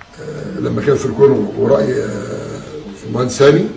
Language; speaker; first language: Arabic; native; Arabic